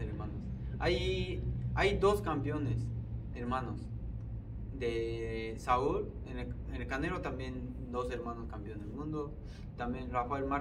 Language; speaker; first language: Spanish; non-native, fluent; Japanese